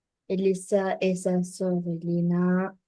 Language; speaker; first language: French; non-native, learner; Arabic